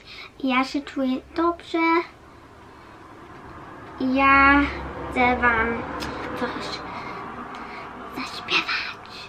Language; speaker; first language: Polish; early bilingual, heritage; Polish